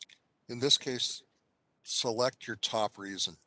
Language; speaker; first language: English; native; English